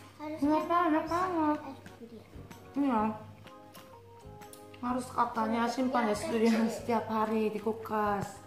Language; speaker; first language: Indonesian; non-native, fluent; Korean